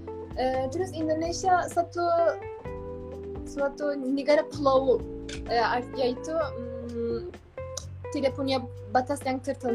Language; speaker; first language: Indonesian; non-native, fluent; Turkish